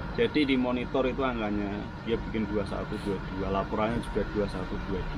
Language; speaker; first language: Indonesian; non-native, local second language; Javanese